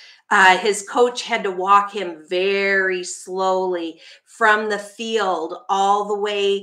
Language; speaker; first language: English; native; English